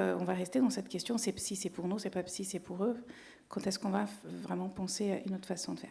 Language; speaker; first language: French; native; French